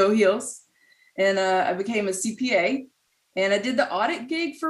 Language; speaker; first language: English; native; English